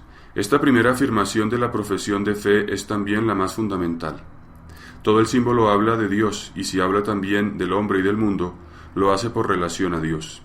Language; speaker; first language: Spanish; native; Spanish